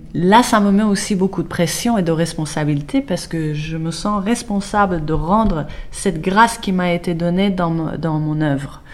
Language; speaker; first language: French; non-native, fluent; Persian